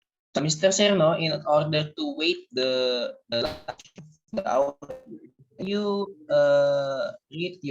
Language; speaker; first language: English; non-native, learner; Indonesian